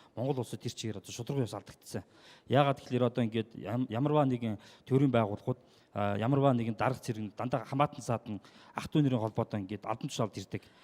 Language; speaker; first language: Mongolian; non-native, local second language; Kazakh